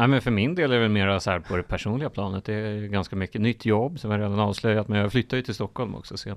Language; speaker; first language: Swedish; native; Swedish